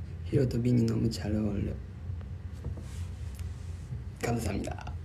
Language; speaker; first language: Korean; non-native, learner; Japanese